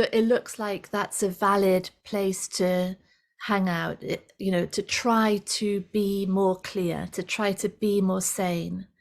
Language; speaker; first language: English; native; English